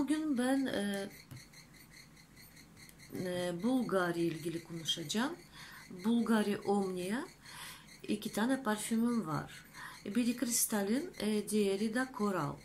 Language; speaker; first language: Turkish; non-native, fluent; Russian